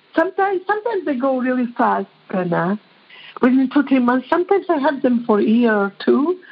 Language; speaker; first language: English; non-native, fluent; Georgian